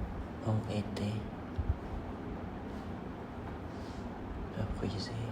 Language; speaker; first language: French; non-native, learner; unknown